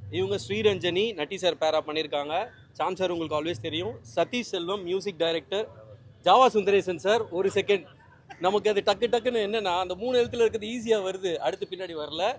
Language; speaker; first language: Tamil; native; Tamil